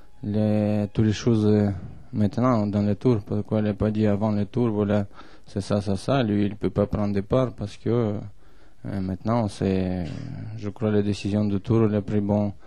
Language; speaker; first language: French; non-native, learner; Russian